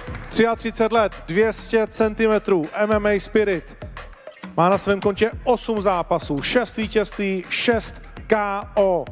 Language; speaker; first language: Czech; native; Czech